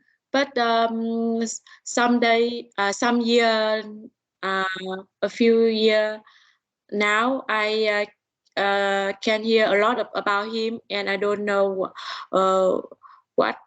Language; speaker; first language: English; non-native, learner; Vietnamese